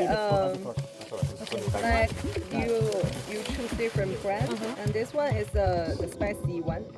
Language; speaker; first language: English; non-native, fluent; Chinese